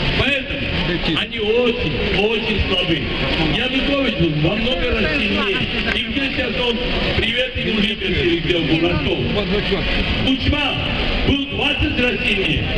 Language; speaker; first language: Russian; non-native, local second language; Georgian